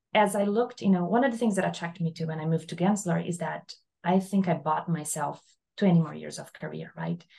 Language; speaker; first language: English; non-native, fluent; Portuguese